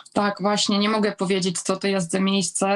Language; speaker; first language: Polish; non-native, fluent; Ukrainian